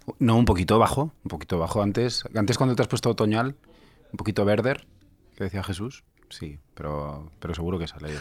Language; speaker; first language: Spanish; native; Spanish